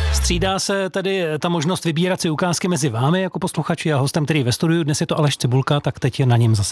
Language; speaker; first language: Czech; native; Czech